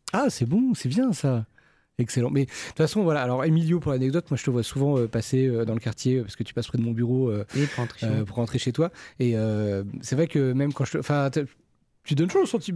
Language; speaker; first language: French; native; French